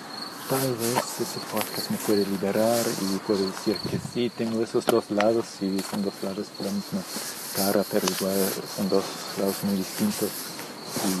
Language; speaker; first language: Spanish; non-native, fluent; German